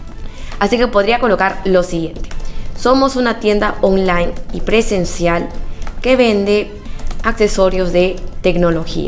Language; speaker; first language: Spanish; native; Spanish